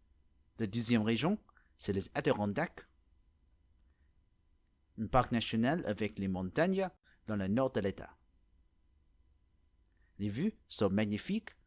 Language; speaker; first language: French; non-native, learner; English